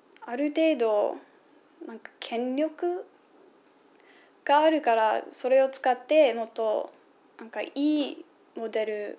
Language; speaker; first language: Japanese; non-native, fluent; English